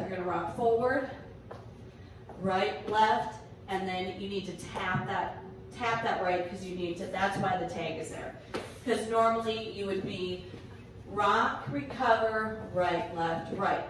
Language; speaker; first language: English; native; English